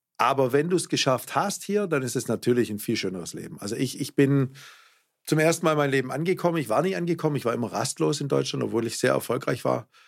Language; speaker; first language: German; native; German